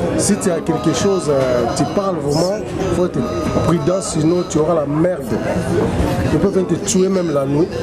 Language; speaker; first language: French; non-native, local second language; Lingala